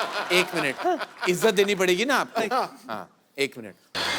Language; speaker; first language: Hindi; native; Hindi